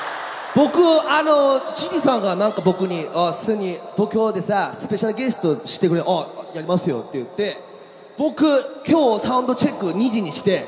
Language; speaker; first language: Japanese; native; Japanese